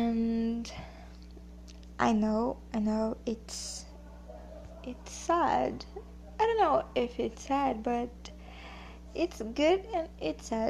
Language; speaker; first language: English; non-native, learner; Portuguese